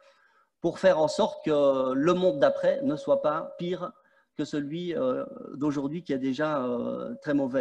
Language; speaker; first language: French; native; French